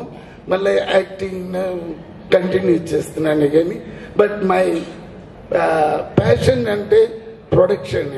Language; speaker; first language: Telugu; non-native, learner; Tamil